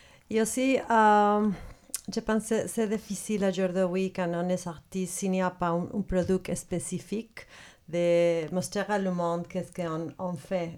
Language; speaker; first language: French; non-native, learner; Spanish